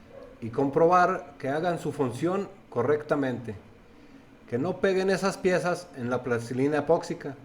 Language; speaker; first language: Spanish; native; Spanish